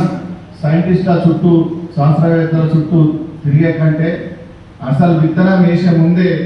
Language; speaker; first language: Telugu; native; Telugu